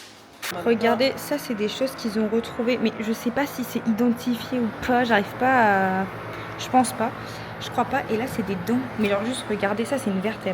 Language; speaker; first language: French; native; French